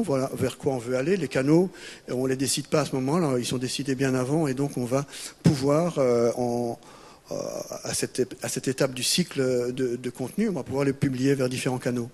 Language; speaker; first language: French; native; French